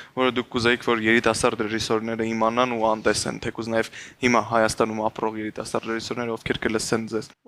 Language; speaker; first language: Armenian; native; Armenian